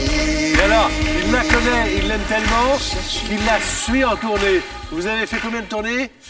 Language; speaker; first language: French; native; French